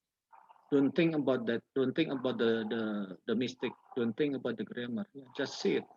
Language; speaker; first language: English; non-native, learner; Indonesian